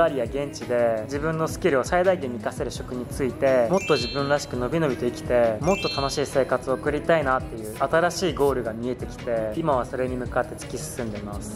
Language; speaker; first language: Japanese; native; Japanese